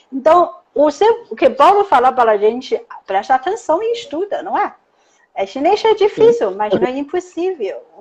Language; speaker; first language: Portuguese; non-native, fluent; Chinese